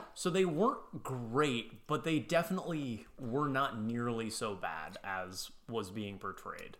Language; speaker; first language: English; native; English